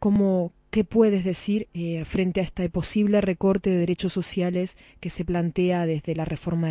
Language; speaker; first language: Spanish; native; Spanish